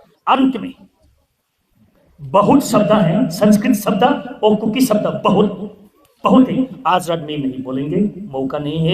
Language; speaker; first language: Hindi; non-native, local second language; Thado Chin